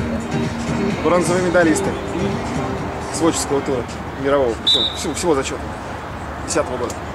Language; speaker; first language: Russian; native; Russian